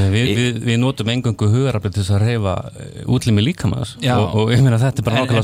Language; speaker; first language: Icelandic; native; Icelandic